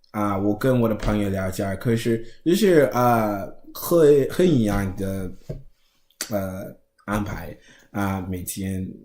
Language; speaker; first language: Chinese; non-native, learner; English